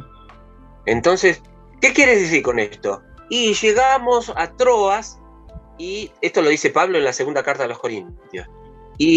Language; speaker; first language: Spanish; native; Spanish